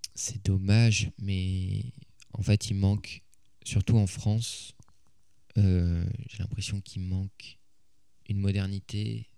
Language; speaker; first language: French; native; French